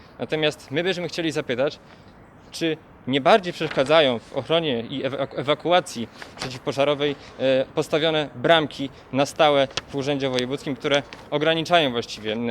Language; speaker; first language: Polish; native; Polish